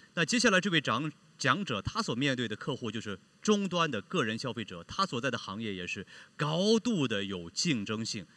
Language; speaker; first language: Chinese; native; Chinese